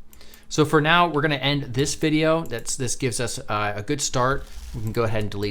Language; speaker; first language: English; native; English